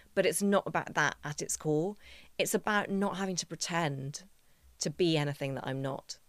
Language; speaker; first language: English; native; English